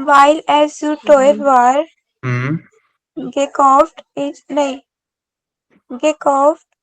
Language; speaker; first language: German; non-native, learner; Hindi